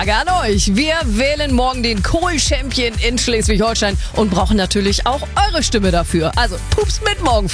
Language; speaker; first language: German; native; German